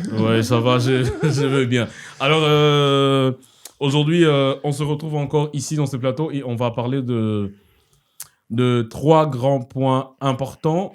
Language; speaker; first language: French; non-native, local second language; Lingala